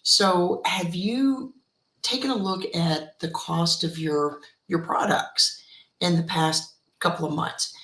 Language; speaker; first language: English; native; English